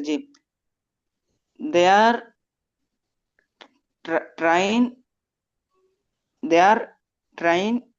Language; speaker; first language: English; non-native, learner; Bangla